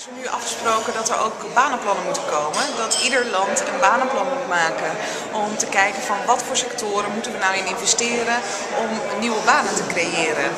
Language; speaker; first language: Dutch; native; Dutch